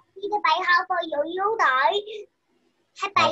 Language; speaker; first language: Chinese; early bilingual, other home language; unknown